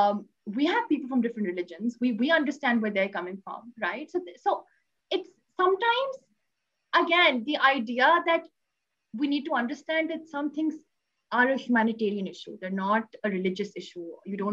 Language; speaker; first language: English; non-native, local second language; Urdu